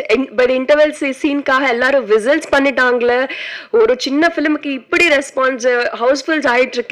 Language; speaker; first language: Tamil; non-native, learner; Telugu